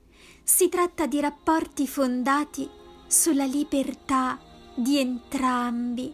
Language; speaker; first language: Italian; native; Italian